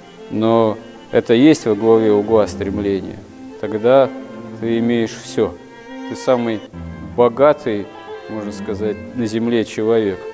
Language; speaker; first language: Russian; native; Russian